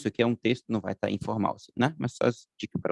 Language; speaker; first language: Portuguese; non-native, fluent; German